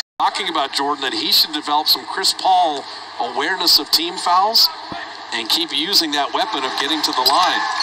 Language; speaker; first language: English; native; English